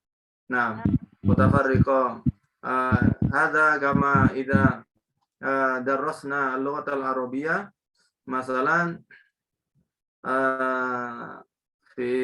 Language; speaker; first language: Arabic; non-native, learner; Indonesian